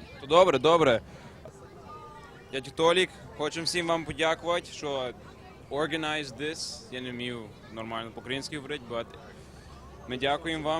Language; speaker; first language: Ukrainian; early bilingual, heritage; Ukrainian